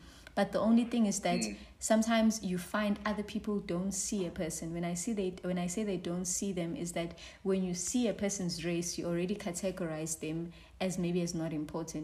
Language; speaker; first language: English; non-native, local second language; Zulu